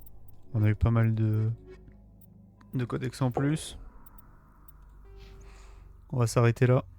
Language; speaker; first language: French; native; French